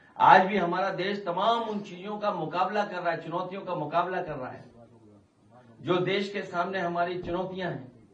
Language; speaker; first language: Hindi; native; Hindi